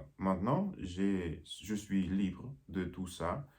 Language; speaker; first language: French; non-native, learner; Russian